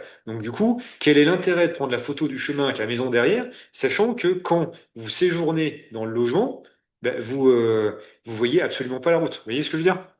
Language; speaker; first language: French; native; French